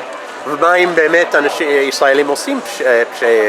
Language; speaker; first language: Hebrew; non-native, fluent; English